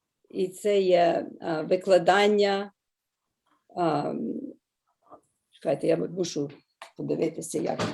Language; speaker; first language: Ukrainian; early bilingual, heritage; Ukrainian